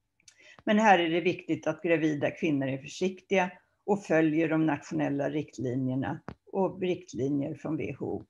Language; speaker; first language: Swedish; native; Swedish